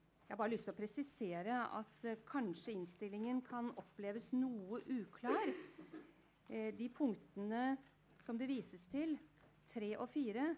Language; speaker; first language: Norwegian; native; Norwegian